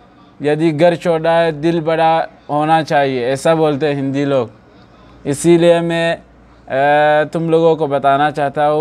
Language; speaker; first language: Hindi; non-native, fluent; Oromo